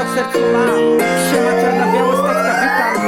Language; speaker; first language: Polish; native; Polish